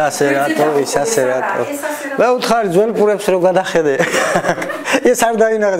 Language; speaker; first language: Georgian; native; Georgian